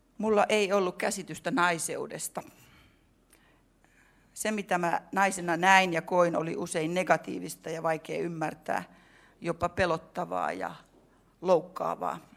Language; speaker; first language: Finnish; native; Finnish